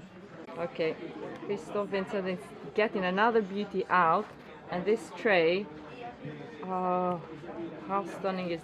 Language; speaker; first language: English; non-native, fluent; French